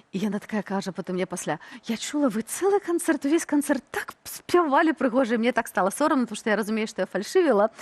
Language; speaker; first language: Belarusian; native; Belarusian